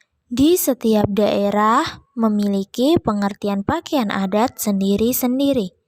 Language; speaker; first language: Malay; non-native, local second language; Javanese